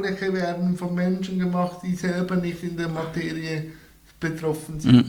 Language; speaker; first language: German; native; German